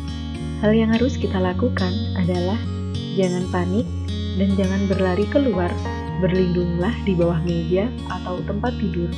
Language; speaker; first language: Indonesian; native; Indonesian